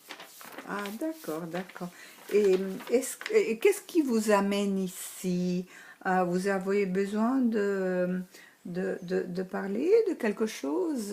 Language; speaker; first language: French; non-native, learner; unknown